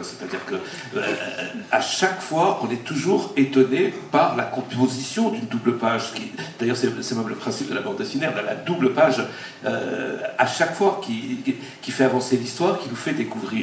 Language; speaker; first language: French; native; French